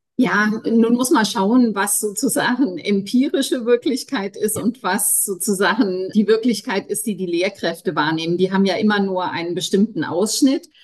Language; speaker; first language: German; native; German